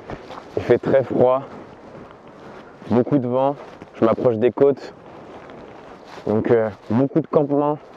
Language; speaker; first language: French; native; French